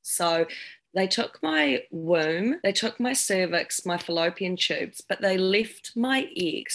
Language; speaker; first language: English; native; English